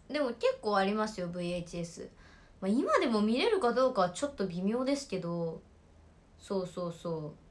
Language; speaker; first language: Japanese; native; Japanese